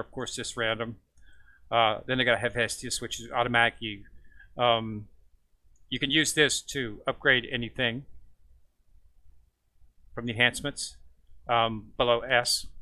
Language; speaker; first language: English; native; English